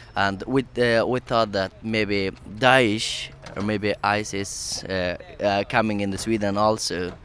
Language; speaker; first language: English; non-native, learner; Persian